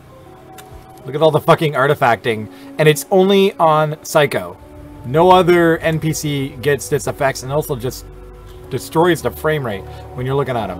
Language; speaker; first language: English; native; English